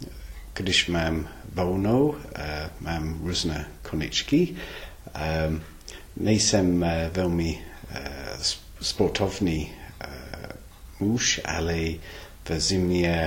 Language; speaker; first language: Czech; non-native, learner; English